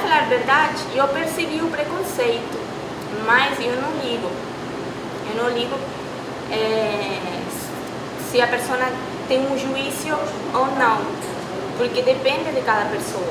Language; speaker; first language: Portuguese; non-native, fluent; Spanish